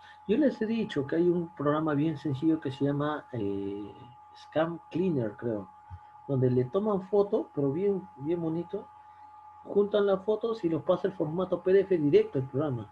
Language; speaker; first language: Spanish; native; Spanish